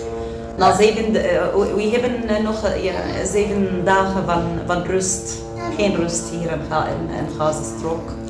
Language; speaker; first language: Dutch; non-native, learner; Arabic